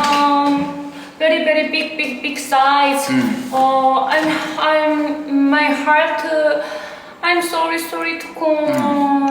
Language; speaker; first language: English; non-native, learner; Korean